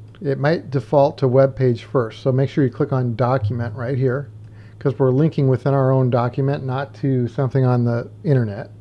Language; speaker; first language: English; native; English